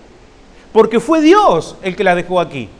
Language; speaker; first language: Spanish; native; Spanish